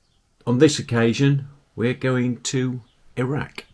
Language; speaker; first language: English; native; English